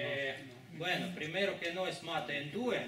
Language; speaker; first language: Spanish; non-native, fluent; Russian